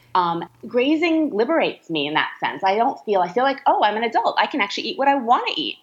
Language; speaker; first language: English; native; English